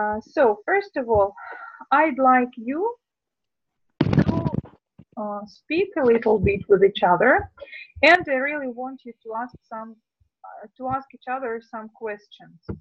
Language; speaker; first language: English; non-native, fluent; Russian